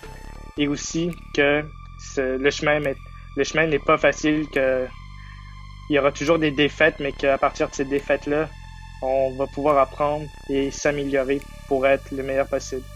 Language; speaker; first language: French; early bilingual, other home language; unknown